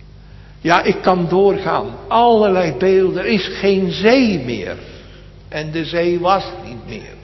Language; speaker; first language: Dutch; native; Dutch